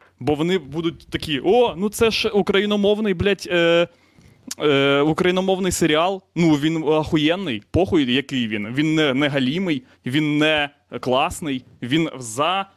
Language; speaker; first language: Ukrainian; non-native, local second language; Russian